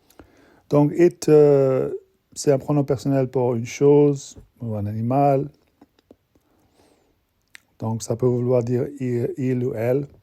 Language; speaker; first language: French; non-native, fluent; English